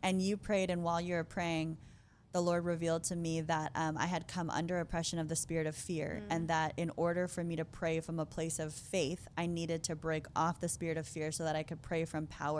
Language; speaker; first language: English; native; English